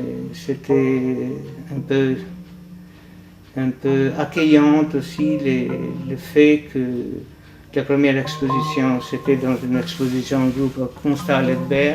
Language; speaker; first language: French; non-native, fluent; Albanian